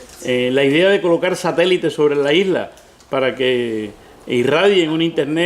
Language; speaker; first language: Spanish; native; Spanish